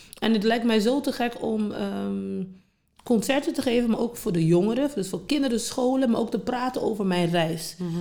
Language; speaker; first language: Dutch; non-native, local second language; English